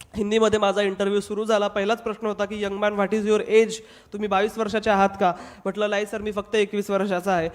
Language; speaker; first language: Marathi; non-native, local second language; Hindi